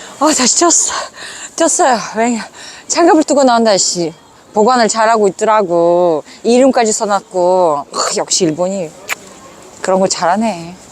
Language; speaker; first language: Korean; non-native, fluent; Uzbek